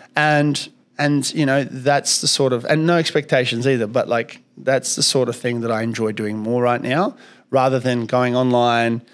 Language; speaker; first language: English; native; English